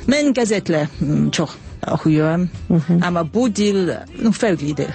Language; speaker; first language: Azerbaijani; non-native, learner; English